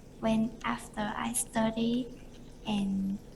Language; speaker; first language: English; non-native, learner; Vietnamese